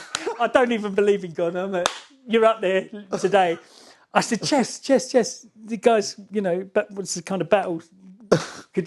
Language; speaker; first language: English; native; English